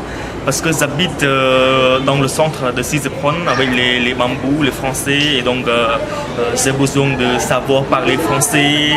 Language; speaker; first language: French; non-native, fluent; Khmer